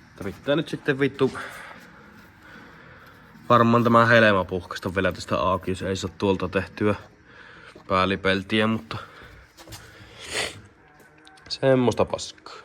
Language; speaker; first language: Finnish; native; Finnish